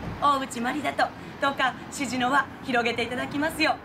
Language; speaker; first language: Japanese; native; Japanese